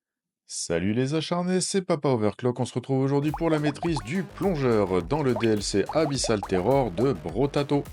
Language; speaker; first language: French; native; French